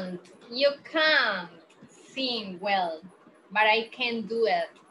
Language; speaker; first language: English; non-native, fluent; Spanish